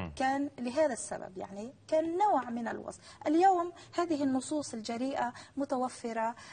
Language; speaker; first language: Arabic; native; Arabic